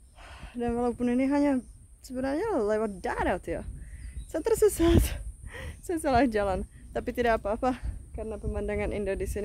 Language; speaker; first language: Indonesian; non-native, fluent; Czech